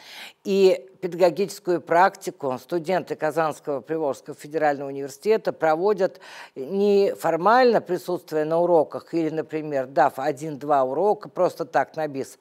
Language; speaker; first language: Russian; native; Russian